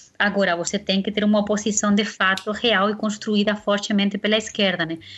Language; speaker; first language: Portuguese; non-native, fluent; Spanish